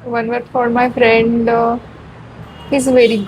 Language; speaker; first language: English; non-native, learner; Marathi